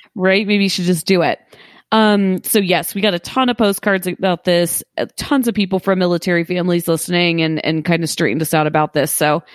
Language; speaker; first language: English; native; English